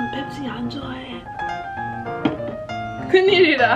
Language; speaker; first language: Korean; non-native, fluent; English